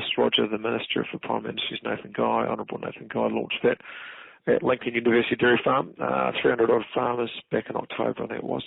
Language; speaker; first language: English; native; English